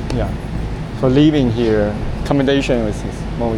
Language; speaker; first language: English; non-native, learner; Chinese